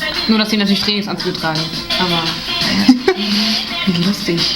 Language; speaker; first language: German; native; German